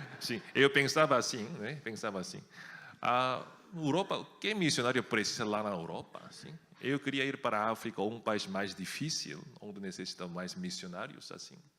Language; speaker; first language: Portuguese; non-native, fluent; Korean